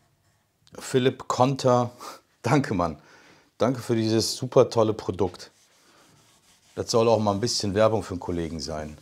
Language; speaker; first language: German; native; German